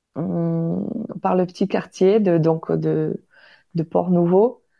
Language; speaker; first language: French; non-native, fluent; Polish